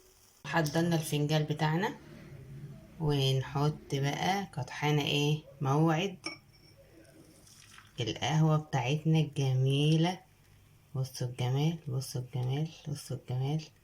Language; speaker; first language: Arabic; native; Arabic